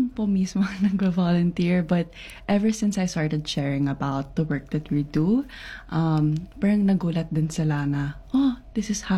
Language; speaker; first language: English; non-native, local second language; Filipino